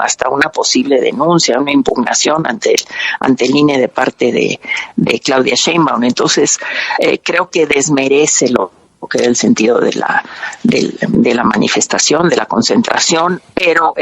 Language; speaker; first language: Spanish; native; Spanish